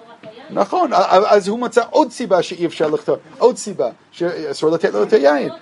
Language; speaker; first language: Hebrew; non-native, fluent; English